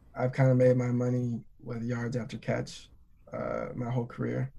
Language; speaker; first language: English; native; English